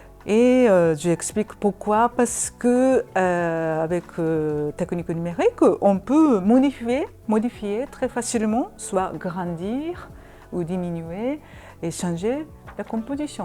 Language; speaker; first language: French; non-native, fluent; Japanese